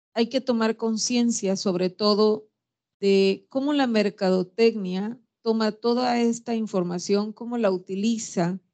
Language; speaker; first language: Spanish; native; Spanish